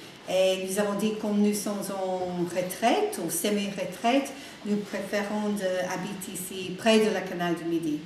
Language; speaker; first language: French; non-native, learner; English